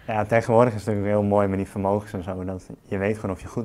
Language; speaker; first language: Dutch; native; Dutch